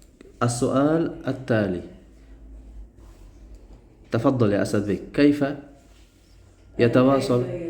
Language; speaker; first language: Arabic; non-native, fluent; Uzbek